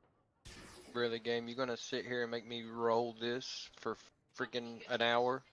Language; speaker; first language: English; native; English